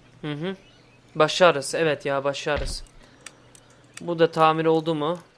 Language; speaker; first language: Turkish; early bilingual, heritage; Turkish